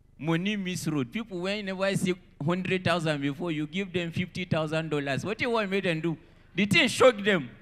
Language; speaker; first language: Nigerian Pidgin; non-native, local second language; Hausa